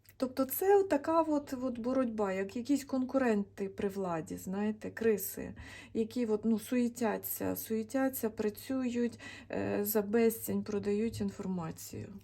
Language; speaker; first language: Ukrainian; native; Ukrainian